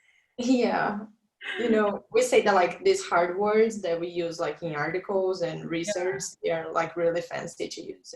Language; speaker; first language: English; non-native, fluent; Portuguese